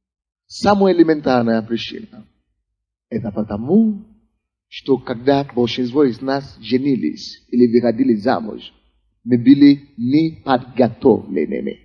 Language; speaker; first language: Russian; non-native, fluent; Yoruba